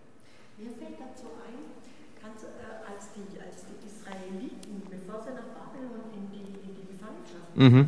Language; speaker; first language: German; non-native, fluent; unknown